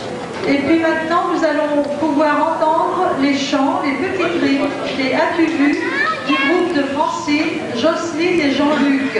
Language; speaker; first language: French; native; French